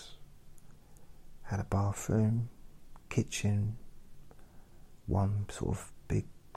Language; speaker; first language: English; native; English